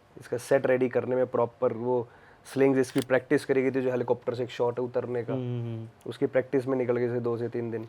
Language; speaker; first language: Hindi; native; Hindi